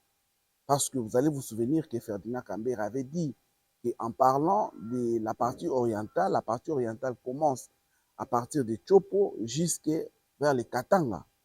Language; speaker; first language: French; non-native, local second language; Lingala